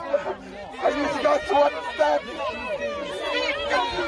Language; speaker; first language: English; native; English